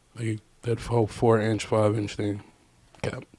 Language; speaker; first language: English; native; English